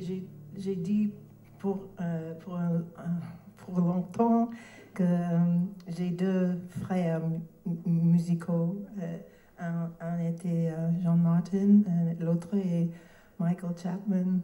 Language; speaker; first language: French; non-native, learner; English